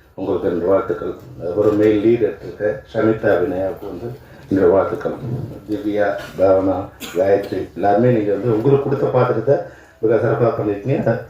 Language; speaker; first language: Tamil; native; Tamil